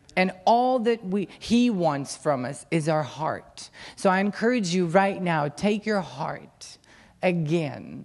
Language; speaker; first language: English; non-native, fluent; Ukrainian